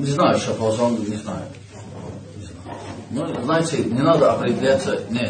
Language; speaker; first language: Russian; non-native, learner; Azerbaijani